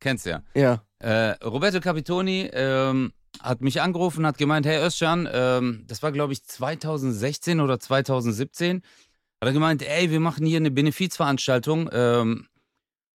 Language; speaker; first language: German; early bilingual, other home language; Turkish